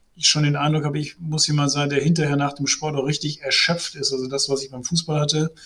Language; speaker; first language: German; native; German